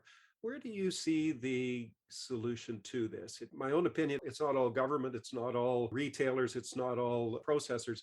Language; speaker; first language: English; native; English